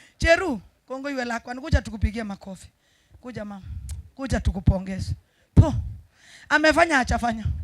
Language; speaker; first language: Swahili; non-native, local second language; Kalenjin